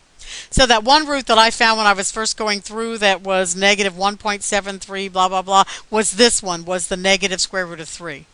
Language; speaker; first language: English; native; English